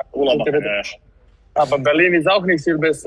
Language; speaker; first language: German; non-native, fluent; Serbian